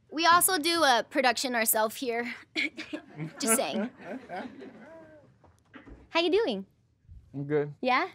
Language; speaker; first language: English; native; English